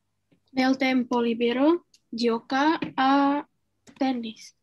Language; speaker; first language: Italian; non-native, learner; Indonesian